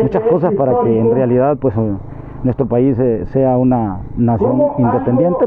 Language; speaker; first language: Spanish; native; Spanish